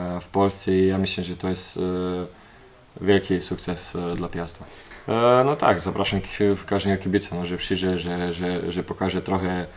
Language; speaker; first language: Polish; non-native, learner; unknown